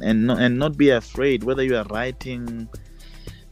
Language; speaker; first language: English; non-native, local second language; Tswana